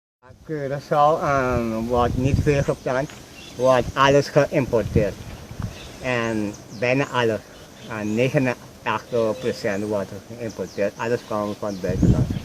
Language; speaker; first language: Dutch; non-native, local second language; Papiamento